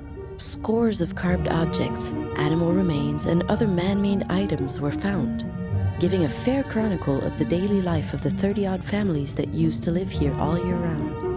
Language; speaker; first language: English; native; English